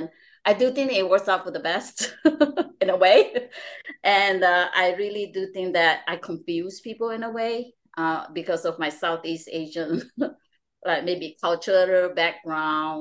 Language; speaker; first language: English; non-native, local second language; Chinese